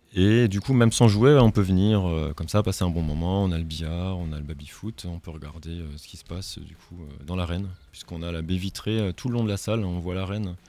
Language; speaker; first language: French; native; French